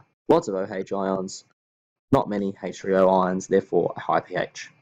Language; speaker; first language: English; native; English